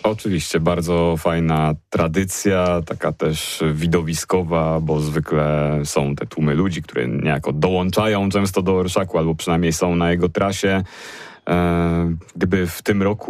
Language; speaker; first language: Polish; native; Polish